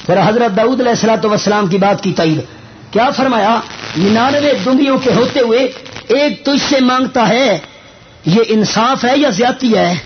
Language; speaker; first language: Urdu; non-native, local second language; Northern Hindko